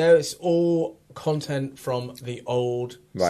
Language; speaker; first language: English; native; English